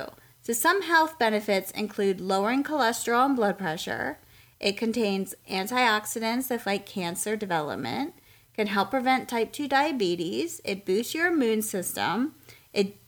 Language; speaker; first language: English; native; English